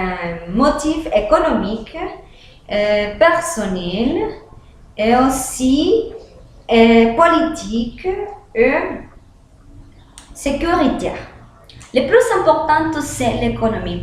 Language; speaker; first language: French; non-native, learner; Spanish